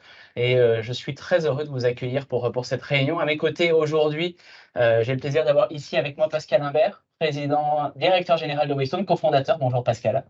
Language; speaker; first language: French; native; French